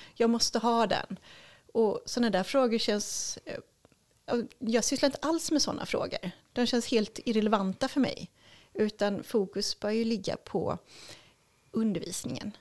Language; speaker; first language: Swedish; native; Swedish